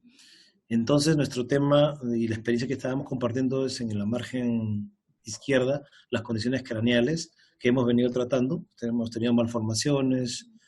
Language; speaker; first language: Spanish; native; Spanish